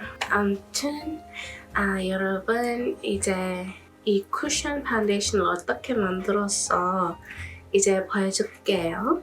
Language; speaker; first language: Korean; non-native, learner; English